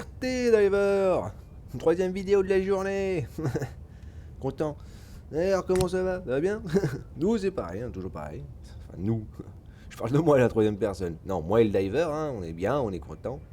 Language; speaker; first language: French; native; French